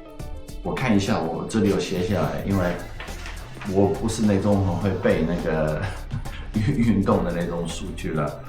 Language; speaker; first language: Chinese; non-native, fluent; Dutch